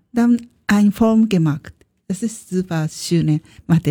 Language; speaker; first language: German; non-native, learner; Japanese